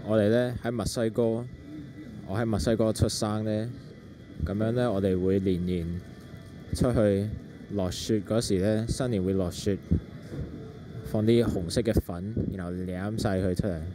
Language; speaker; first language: Cantonese; early bilingual, heritage; Cantonese